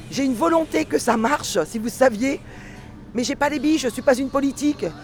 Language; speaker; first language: French; native; French